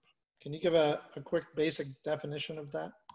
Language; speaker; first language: English; native; English